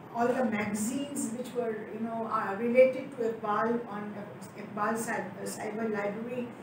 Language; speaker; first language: English; non-native, local second language; Urdu